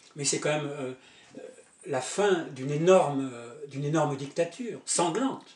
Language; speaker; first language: French; native; French